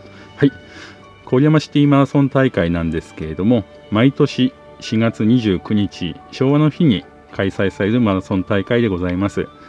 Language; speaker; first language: Japanese; native; Japanese